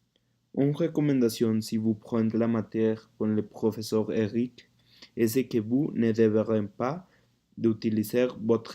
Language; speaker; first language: French; non-native, learner; Spanish